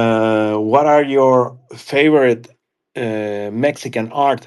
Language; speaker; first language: English; non-native, fluent; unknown